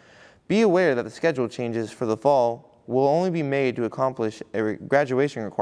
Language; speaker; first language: English; native; English